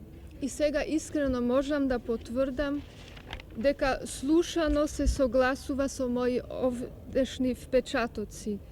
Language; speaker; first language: Macedonian; non-native, learner; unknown